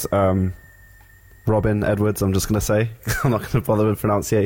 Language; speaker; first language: English; native; English